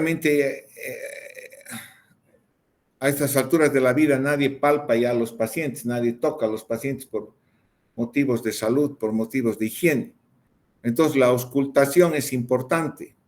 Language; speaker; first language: Spanish; native; Spanish